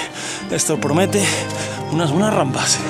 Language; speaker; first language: Spanish; native; Spanish